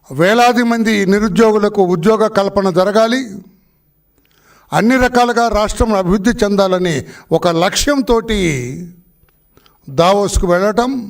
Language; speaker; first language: Telugu; native; Telugu